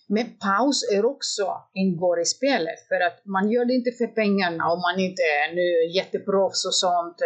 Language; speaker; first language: Swedish; non-native, fluent; Greek